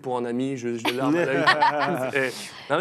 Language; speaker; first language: French; native; French